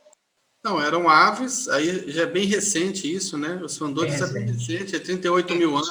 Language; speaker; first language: Portuguese; native; Portuguese